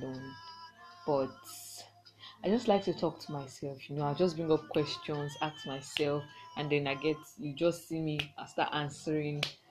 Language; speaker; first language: English; non-native, local second language; Igbo